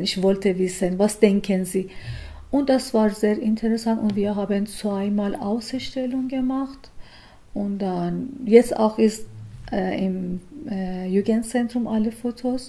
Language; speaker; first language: German; non-native, learner; Persian